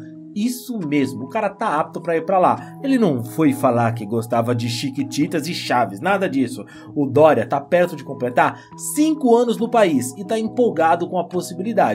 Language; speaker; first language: Portuguese; native; Portuguese